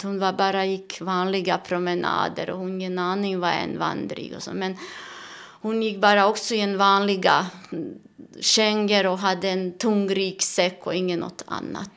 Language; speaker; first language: Swedish; non-native, learner; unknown